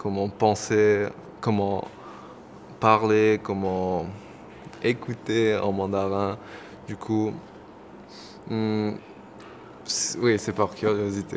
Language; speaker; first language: French; non-native, local second language; Morisyen